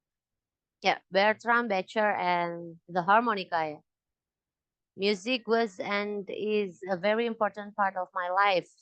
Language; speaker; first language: English; non-native, local second language; Indonesian